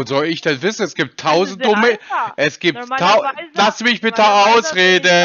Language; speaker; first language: German; native; German